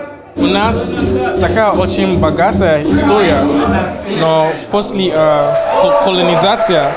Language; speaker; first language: Russian; non-native, fluent; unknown